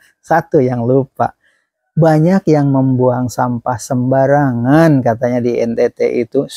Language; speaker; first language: Indonesian; native; Indonesian